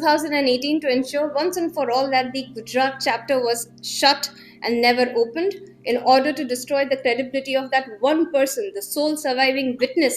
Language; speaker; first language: English; non-native, local second language; Gujarati